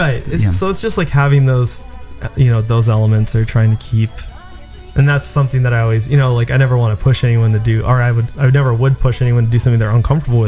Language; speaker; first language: English; early bilingual, other home language; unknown